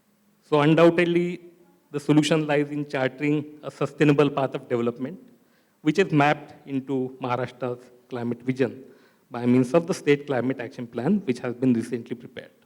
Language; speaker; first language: English; non-native, local second language; Marathi